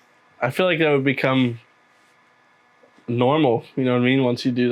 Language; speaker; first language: English; native; English